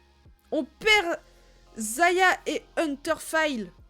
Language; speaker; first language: French; native; French